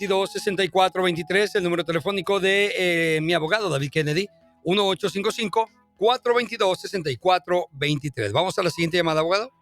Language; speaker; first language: Spanish; native; Spanish